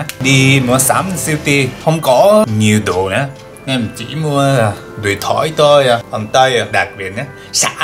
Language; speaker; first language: Vietnamese; non-native, learner; Japanese